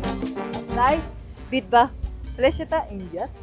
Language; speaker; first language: Slovenian; non-native, learner; Spanish